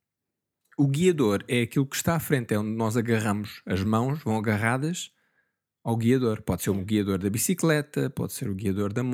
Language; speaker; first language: Portuguese; native; Portuguese